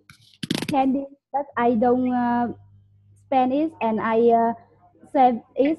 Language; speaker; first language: English; non-native, learner; Vietnamese